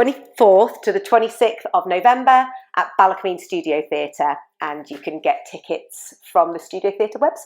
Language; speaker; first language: English; native; English